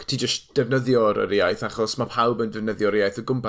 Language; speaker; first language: Welsh; non-native, local second language; English